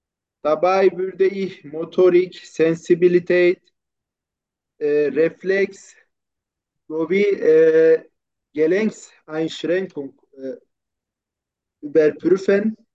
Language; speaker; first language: German; non-native, learner; Turkish